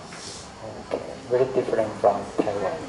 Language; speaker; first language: English; non-native, learner; Chinese